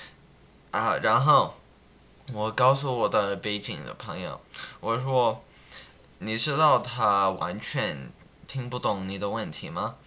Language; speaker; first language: Chinese; non-native, learner; English